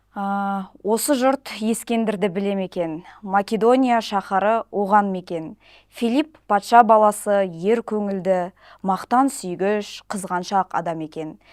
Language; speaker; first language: Kazakh; non-native, local second language; Russian